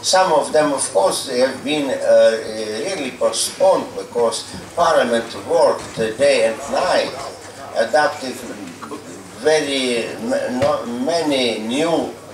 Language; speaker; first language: English; non-native, fluent; Lithuanian